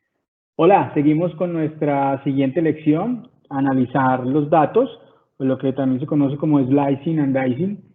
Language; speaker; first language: Spanish; native; Spanish